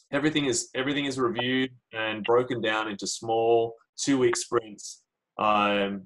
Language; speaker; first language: English; native; English